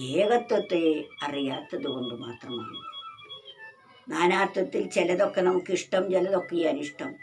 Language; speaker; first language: Malayalam; native; Malayalam